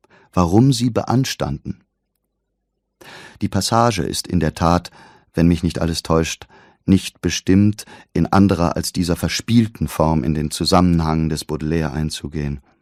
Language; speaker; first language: German; native; German